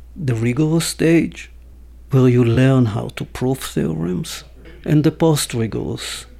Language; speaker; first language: English; non-native, fluent; Hebrew